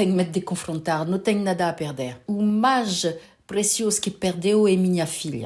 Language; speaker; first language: Portuguese; early bilingual, heritage; Portuguese